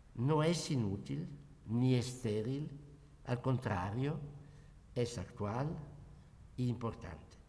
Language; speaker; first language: Spanish; non-native, learner; Italian